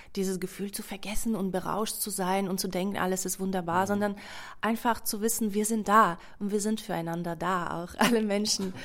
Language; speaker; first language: German; non-native, fluent; Russian